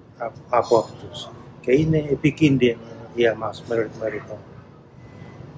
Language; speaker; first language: Greek; non-native, learner; Indonesian